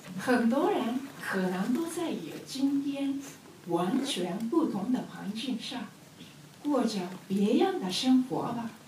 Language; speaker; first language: Chinese; non-native, learner; Japanese